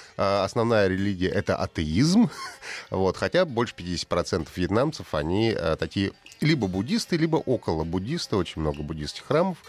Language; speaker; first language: Russian; native; Russian